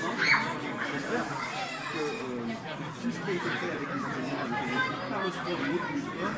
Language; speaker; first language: French; native; French